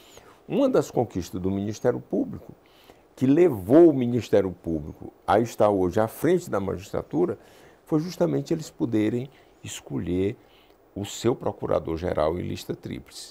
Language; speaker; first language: Portuguese; native; Portuguese